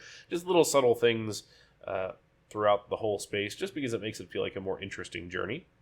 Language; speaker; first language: English; native; English